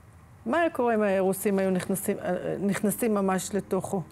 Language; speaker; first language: Hebrew; native; Hebrew